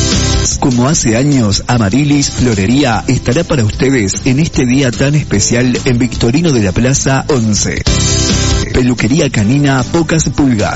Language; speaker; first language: Spanish; native; Spanish